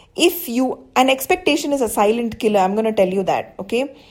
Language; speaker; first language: English; non-native, local second language; Hindi